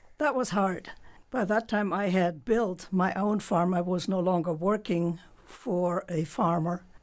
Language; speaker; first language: English; non-native, fluent; German